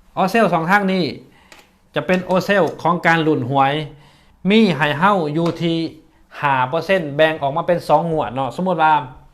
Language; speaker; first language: Lao; native; Lao